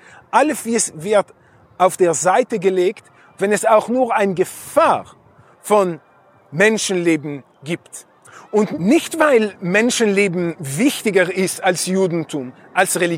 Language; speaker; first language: German; non-native, fluent; Hebrew